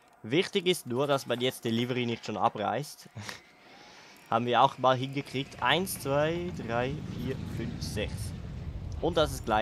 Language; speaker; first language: German; native; German